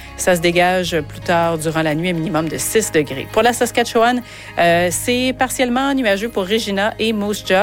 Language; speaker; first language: French; native; French